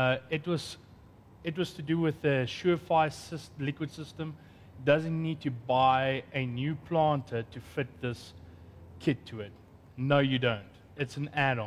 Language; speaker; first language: English; non-native, local second language; Afrikaans